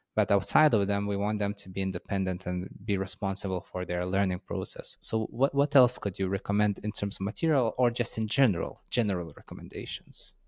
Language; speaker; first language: English; non-native, fluent; Lithuanian